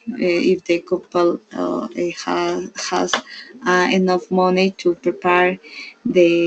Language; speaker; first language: English; non-native, learner; Spanish